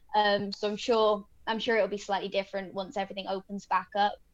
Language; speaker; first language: English; native; English